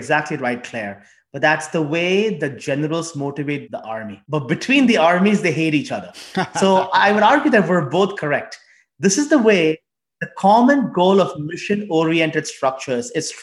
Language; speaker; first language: English; non-native, local second language; Tamil